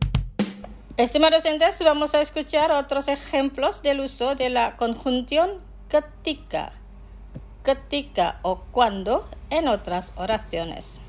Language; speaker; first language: Spanish; non-native, fluent; Indonesian